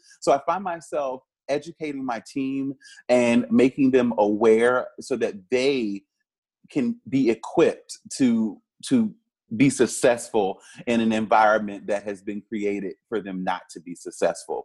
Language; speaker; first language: English; native; English